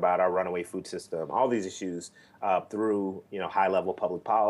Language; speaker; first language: English; native; English